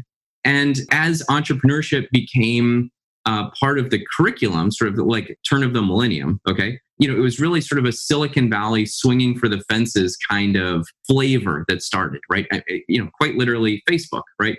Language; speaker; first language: English; native; English